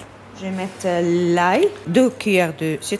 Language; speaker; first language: French; non-native, learner; Arabic